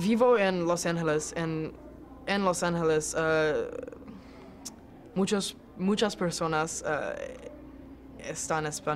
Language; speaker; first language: Spanish; non-native, learner; English